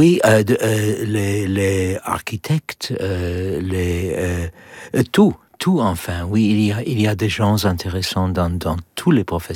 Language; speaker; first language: French; non-native, learner; English